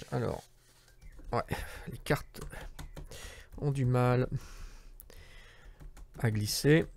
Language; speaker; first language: French; native; French